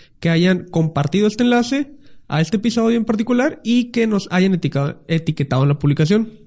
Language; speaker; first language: Spanish; native; Spanish